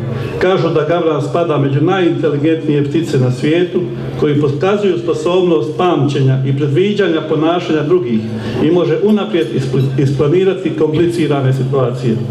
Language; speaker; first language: Croatian; native; Croatian